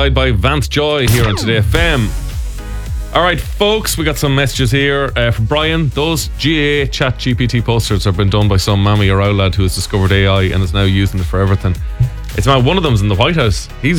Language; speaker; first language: English; native; English